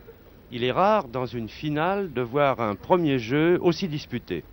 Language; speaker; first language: French; native; French